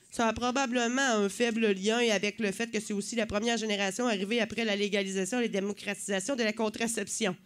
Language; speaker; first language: French; native; French